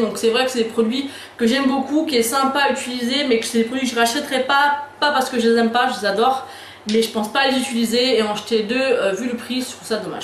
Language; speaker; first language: French; native; French